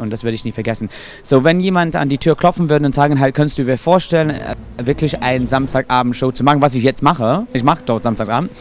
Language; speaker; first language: German; non-native, fluent; English